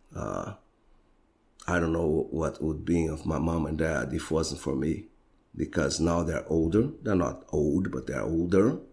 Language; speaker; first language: English; non-native, fluent; Portuguese